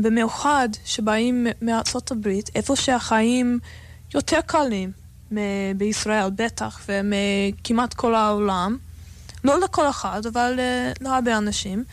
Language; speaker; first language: Hebrew; non-native, fluent; English